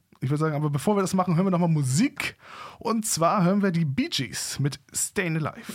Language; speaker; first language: German; native; German